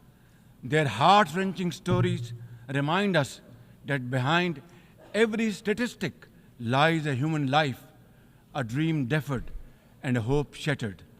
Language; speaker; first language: English; non-native, local second language; Urdu